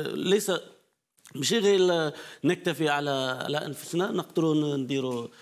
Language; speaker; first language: Arabic; non-native, fluent; Turkish